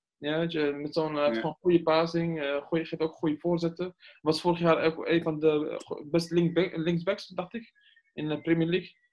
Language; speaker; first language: Dutch; early bilingual, other home language; Arabic